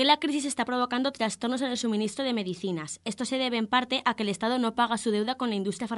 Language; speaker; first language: Spanish; native; Spanish